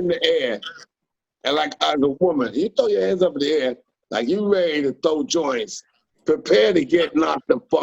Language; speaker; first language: English; native; English